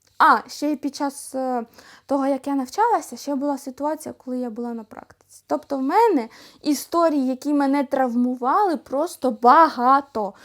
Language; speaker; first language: Ukrainian; non-native, local second language; Russian